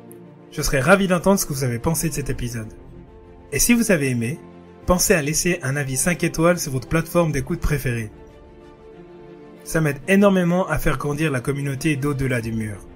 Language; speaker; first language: French; native; French